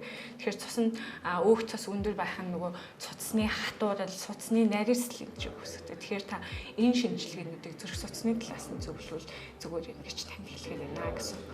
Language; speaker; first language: Mongolian; native; Mongolian